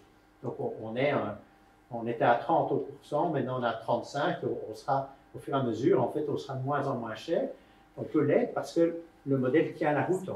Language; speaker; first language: French; native; French